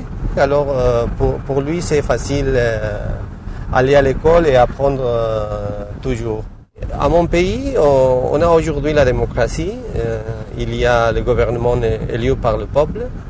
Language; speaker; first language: French; non-native, fluent; Spanish